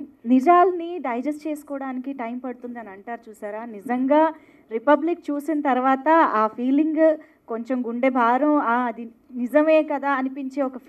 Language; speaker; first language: Telugu; native; Telugu